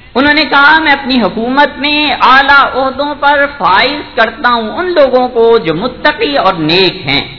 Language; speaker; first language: Urdu; native; Urdu